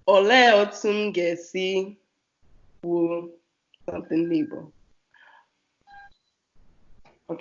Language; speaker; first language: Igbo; non-native, learner; English